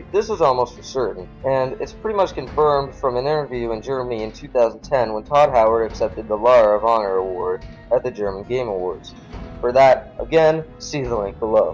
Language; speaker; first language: English; native; English